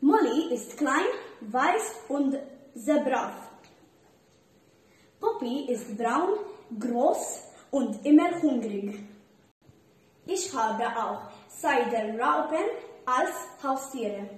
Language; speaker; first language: German; non-native, learner; Maltese